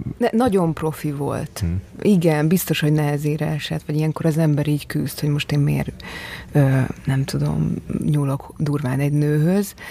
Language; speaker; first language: Hungarian; native; Hungarian